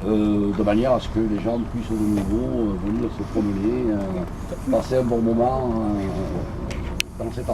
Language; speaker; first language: French; native; French